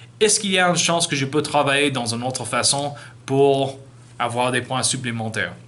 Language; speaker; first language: French; non-native, fluent; English